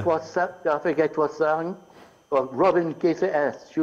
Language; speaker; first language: German; non-native, fluent; English